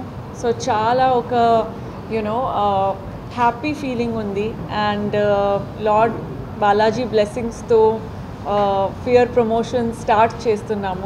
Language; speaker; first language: Telugu; non-native, fluent; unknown